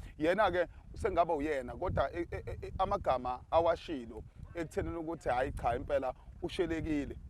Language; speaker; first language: Zulu; native; Zulu